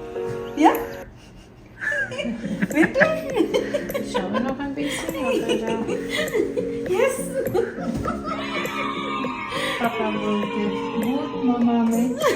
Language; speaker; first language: German; non-native, learner; Indonesian